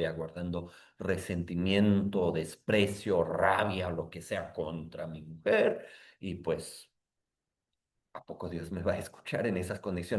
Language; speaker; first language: Spanish; native; Spanish